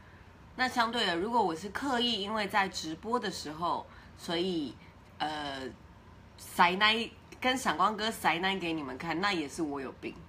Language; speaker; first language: Chinese; native; Chinese